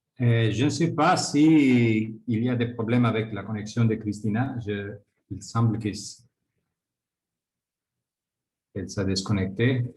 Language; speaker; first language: French; non-native, fluent; Spanish